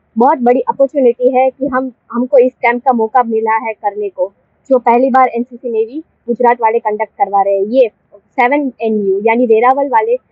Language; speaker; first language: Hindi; non-native, local second language; Gujarati